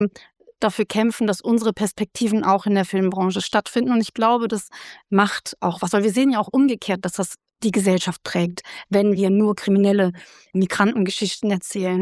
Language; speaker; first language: German; native; German